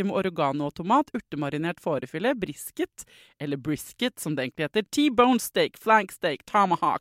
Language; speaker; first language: Norwegian; native; Norwegian